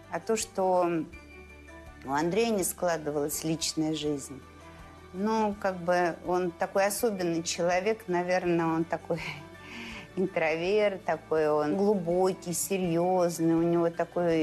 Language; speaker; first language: Russian; native; Russian